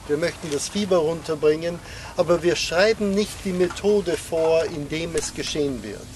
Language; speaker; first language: German; non-native, fluent; English